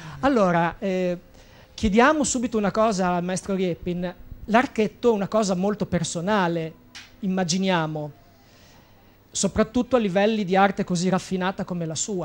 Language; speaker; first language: Italian; native; Italian